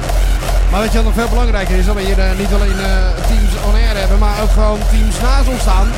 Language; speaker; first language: Dutch; native; Dutch